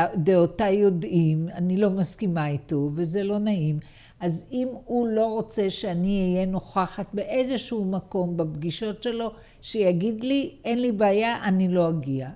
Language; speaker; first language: Hebrew; native; Hebrew